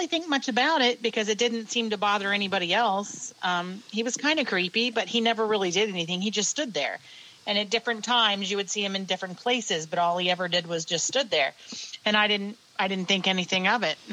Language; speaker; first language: English; native; English